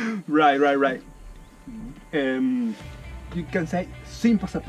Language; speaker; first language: English; non-native, learner; Spanish